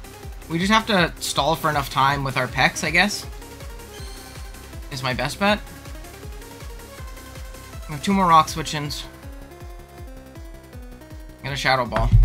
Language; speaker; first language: English; native; English